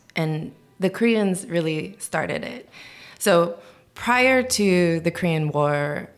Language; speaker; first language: English; early bilingual, other home language; Korean